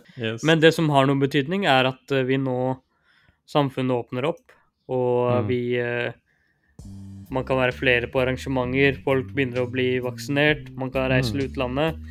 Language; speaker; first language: Norwegian; early bilingual, other home language; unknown